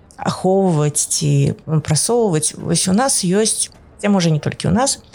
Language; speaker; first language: Belarusian; non-native, local second language; Russian